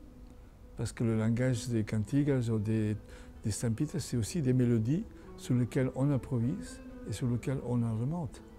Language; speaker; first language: French; non-native, fluent; Catalan